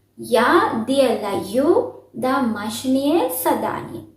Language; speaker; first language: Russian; non-native, fluent; Sinhala